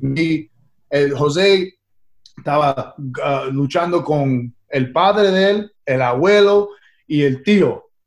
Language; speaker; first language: Spanish; early bilingual, heritage; Spanish